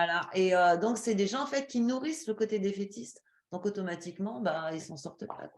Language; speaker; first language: French; native; French